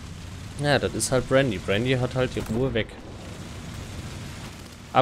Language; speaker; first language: German; native; German